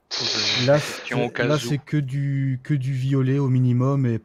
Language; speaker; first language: French; native; French